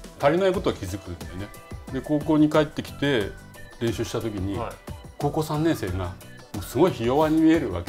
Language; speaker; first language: Japanese; native; Japanese